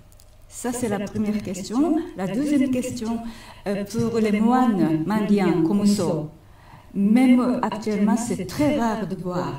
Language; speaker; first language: French; non-native, fluent; Japanese